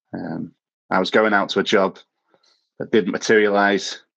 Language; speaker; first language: English; native; English